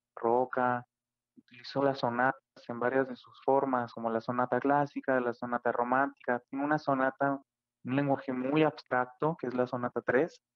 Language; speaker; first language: Spanish; native; Spanish